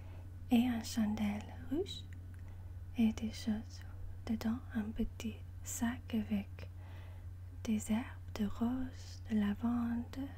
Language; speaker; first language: French; non-native, learner; English